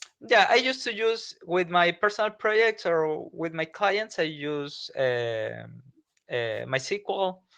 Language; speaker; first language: English; non-native, learner; Spanish